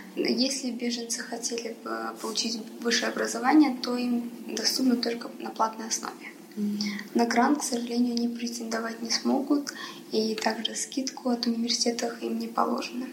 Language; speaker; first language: Russian; early bilingual, other home language; Persian